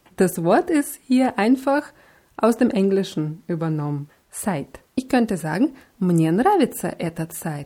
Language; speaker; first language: German; non-native, fluent; Russian